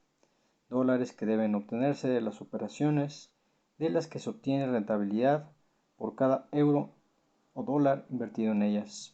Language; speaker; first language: Spanish; native; Spanish